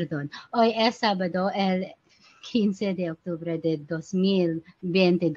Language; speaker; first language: Spanish; non-native, learner; Filipino